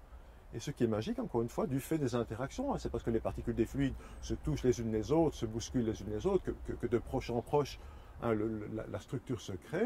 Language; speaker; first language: French; native; French